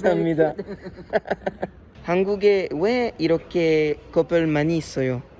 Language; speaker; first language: Korean; non-native, learner; French